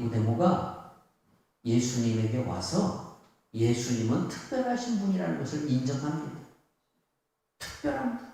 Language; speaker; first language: Korean; native; Korean